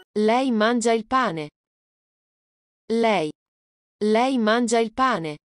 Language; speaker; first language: Italian; non-native, learner; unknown